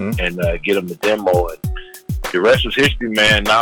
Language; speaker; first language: English; native; English